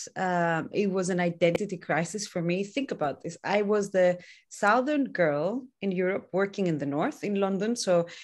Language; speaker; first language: English; non-native, fluent; Greek